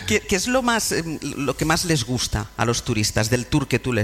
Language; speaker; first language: Spanish; native; Spanish